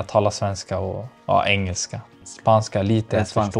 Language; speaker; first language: Swedish; early bilingual, other home language; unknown